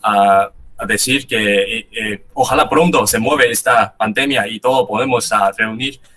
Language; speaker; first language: Spanish; non-native, fluent; Chinese